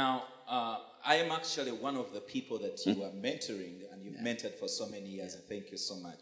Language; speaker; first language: English; non-native, local second language; Ganda